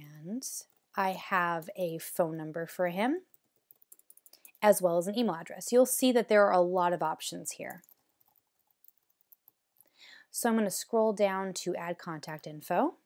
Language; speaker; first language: English; native; English